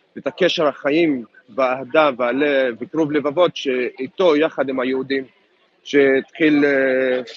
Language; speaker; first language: Hebrew; non-native, local second language; Arabic